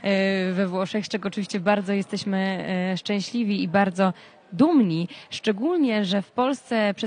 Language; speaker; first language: Polish; native; Polish